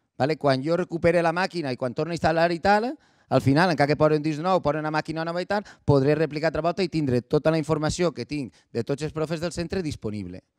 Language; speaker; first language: Catalan; native; Catalan